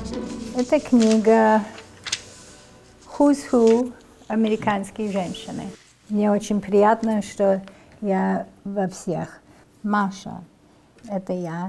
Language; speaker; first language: Russian; early bilingual, heritage; Russian